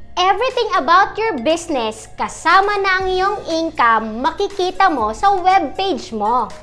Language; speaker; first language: Filipino; non-native, local second language; Bikol